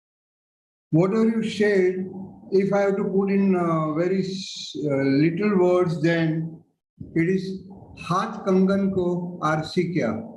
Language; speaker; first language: English; non-native, local second language; Hindi